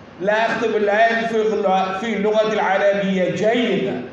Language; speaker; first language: Arabic; non-native, learner; Bangla